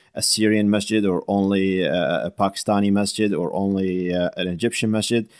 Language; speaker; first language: English; non-native, fluent; Arabic